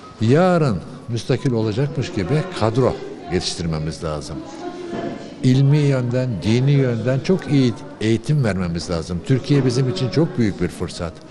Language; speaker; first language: Turkish; early bilingual, other home language; Uyghur